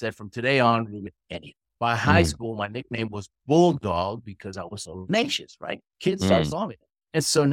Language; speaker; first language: English; early bilingual, other home language; Spanish